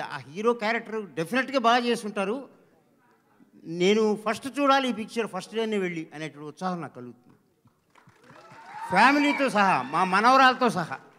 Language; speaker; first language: Telugu; native; Telugu